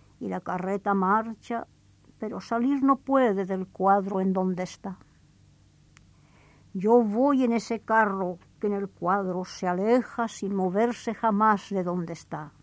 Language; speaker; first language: Spanish; native; Spanish